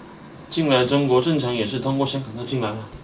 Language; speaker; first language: Chinese; native; Chinese